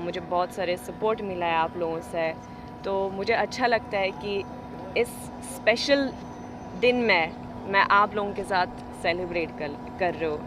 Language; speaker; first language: Hindi; non-native, fluent; Swedish